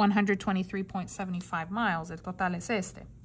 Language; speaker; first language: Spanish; non-native, learner; English